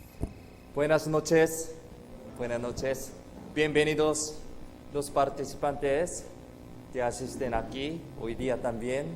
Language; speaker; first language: Spanish; non-native, fluent; Korean